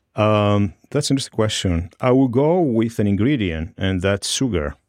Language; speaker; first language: English; non-native, fluent; Greek